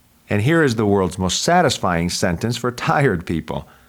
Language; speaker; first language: English; native; English